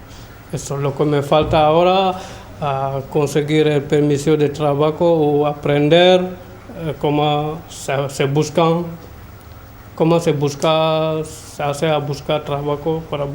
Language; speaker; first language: Spanish; non-native, learner; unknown